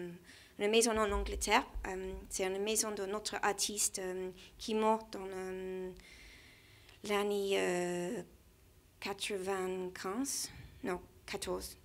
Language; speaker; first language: French; non-native, learner; English